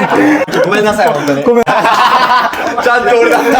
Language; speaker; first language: Japanese; early bilingual, heritage; Japanese